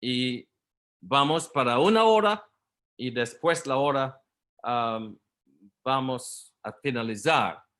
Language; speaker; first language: Spanish; non-native, learner; Portuguese